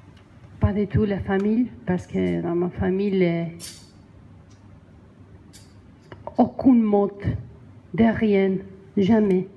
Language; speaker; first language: French; non-native, learner; Spanish